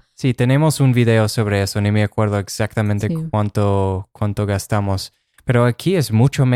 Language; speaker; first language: Spanish; non-native, fluent; English